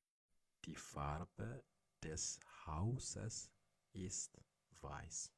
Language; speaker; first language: German; non-native, learner; Amharic